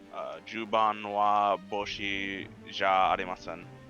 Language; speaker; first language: Japanese; non-native, learner; English